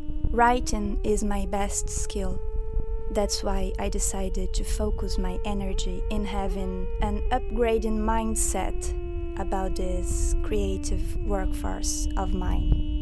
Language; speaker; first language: English; non-native, fluent; Portuguese